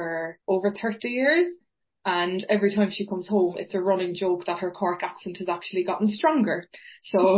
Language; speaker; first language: English; native; English